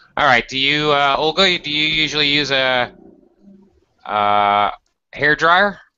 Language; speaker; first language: English; native; English